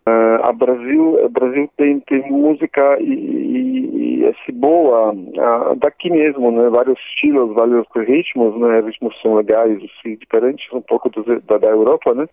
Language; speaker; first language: Portuguese; non-native, fluent; Polish